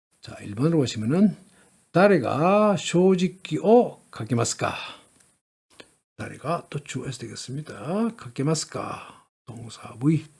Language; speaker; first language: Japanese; non-native, learner; Korean